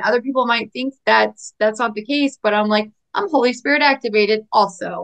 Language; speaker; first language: English; native; English